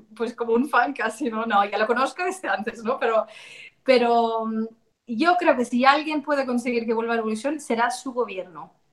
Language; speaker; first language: Spanish; non-native, fluent; Danish